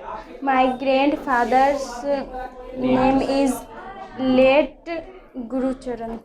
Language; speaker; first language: English; non-native, learner; Hindi